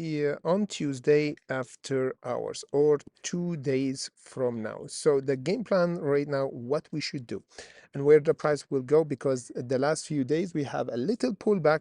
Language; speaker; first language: English; non-native, fluent; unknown